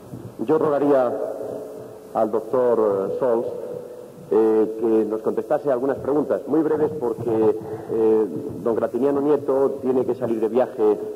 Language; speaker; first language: Spanish; native; Spanish